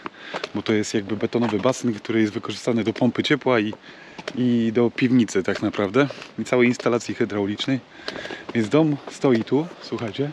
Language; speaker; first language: Polish; native; Polish